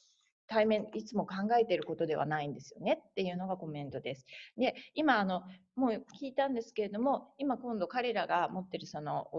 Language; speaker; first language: Japanese; native; Japanese